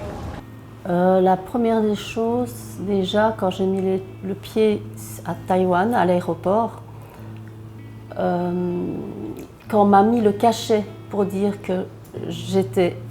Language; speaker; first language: French; early bilingual, other home language; Chinese